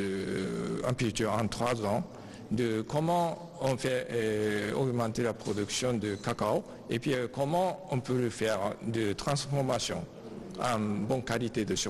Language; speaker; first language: French; non-native, learner; Japanese